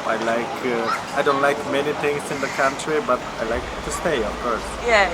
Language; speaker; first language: English; non-native, fluent; Macedonian